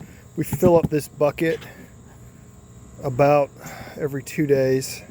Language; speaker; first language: English; native; English